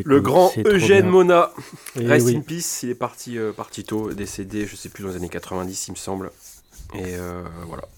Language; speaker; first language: French; native; French